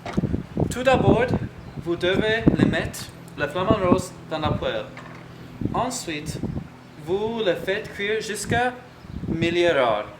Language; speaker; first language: French; non-native, learner; English